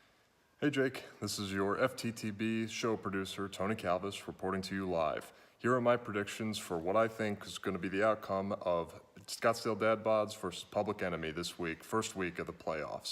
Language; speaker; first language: English; native; English